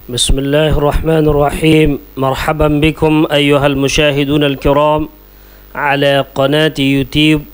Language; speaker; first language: Arabic; non-native, fluent; Urdu